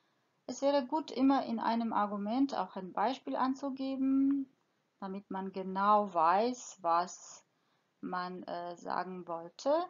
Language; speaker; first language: German; non-native, fluent; Croatian